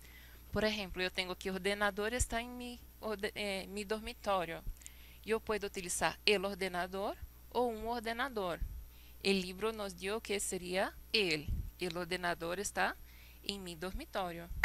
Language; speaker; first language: Spanish; non-native, fluent; Portuguese